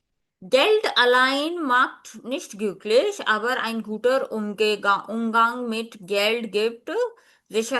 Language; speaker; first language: German; non-native, fluent; Hindi